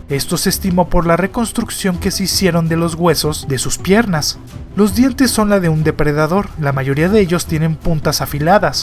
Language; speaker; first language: Spanish; native; Spanish